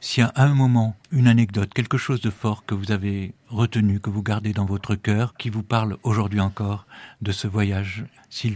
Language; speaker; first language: French; native; French